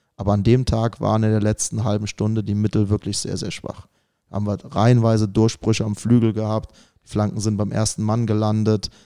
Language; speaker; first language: German; native; German